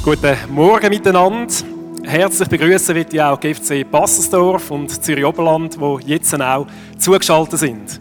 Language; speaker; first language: German; native; German